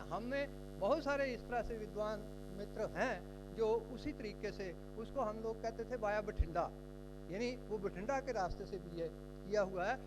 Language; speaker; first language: Hindi; non-native, local second language; Punjabi